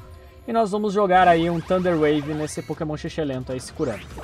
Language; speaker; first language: Portuguese; native; Portuguese